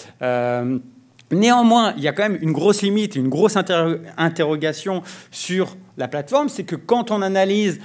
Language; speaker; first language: French; native; French